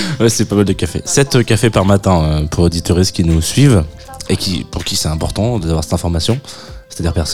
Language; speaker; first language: French; native; French